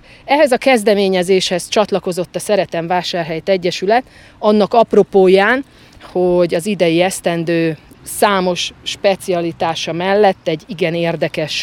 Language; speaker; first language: Hungarian; native; Hungarian